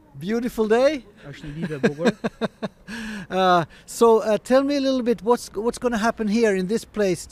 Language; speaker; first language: English; non-native, learner; Swedish